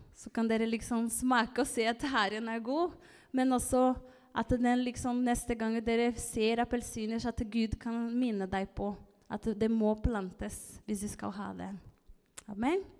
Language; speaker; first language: Norwegian; non-native, fluent; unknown